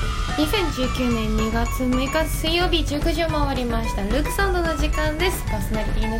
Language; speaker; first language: Japanese; native; Japanese